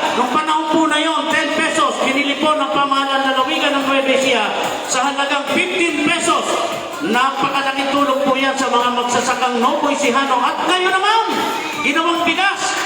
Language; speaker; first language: Filipino; native; Filipino